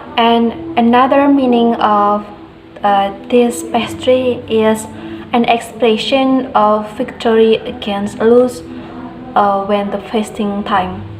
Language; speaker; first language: English; non-native, learner; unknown